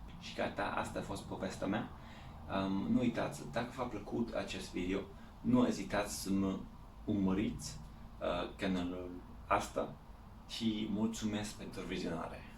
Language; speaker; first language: Romanian; non-native, learner; English